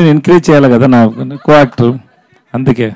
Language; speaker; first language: Telugu; non-native, learner; Tamil